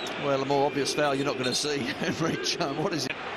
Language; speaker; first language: English; native; English